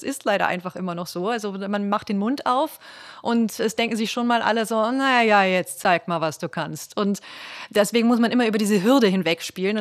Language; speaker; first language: German; native; German